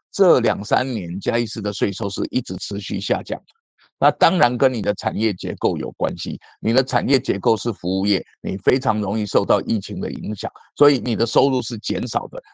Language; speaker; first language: Chinese; native; Chinese